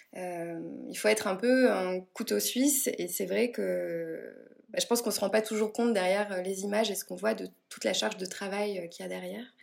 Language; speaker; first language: French; native; French